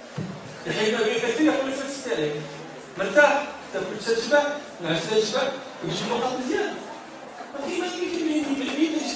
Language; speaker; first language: Arabic; native; Arabic